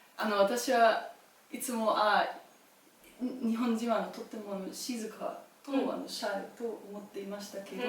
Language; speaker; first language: Japanese; non-native, learner; German